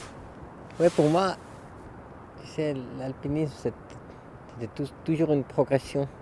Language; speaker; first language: French; non-native, local second language; German